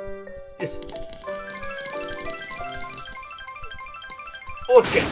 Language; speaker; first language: Japanese; native; Japanese